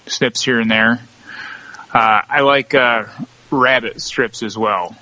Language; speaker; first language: English; native; English